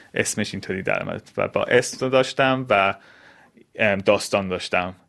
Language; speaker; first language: Persian; early bilingual, heritage; Persian